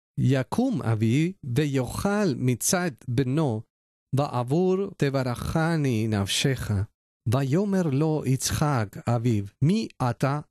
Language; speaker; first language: Hebrew; non-native, learner; Spanish